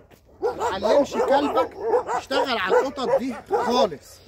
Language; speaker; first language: Arabic; native; Arabic